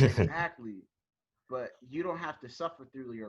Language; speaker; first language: English; native; English